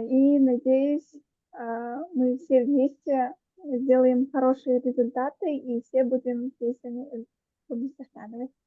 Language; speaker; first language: Russian; native; Russian